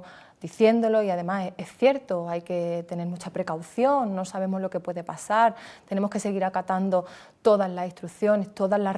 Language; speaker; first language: Spanish; native; Spanish